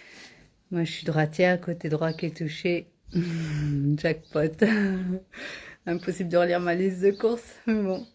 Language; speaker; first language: French; native; French